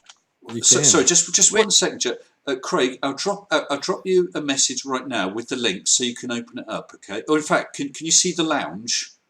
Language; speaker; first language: English; native; English